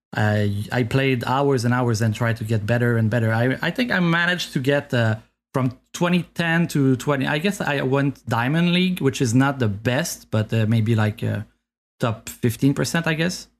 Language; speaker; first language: English; non-native, fluent; French